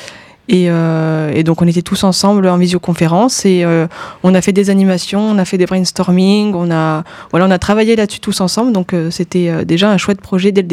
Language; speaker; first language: French; native; French